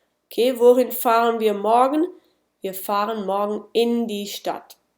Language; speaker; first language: German; non-native, fluent; English